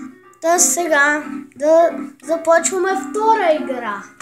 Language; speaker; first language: Bulgarian; native; Bulgarian